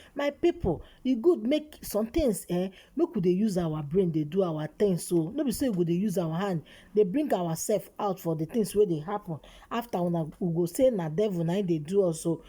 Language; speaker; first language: Nigerian Pidgin; non-native, local second language; Igbo